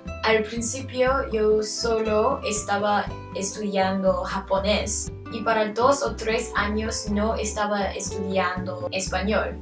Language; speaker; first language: Spanish; non-native, learner; English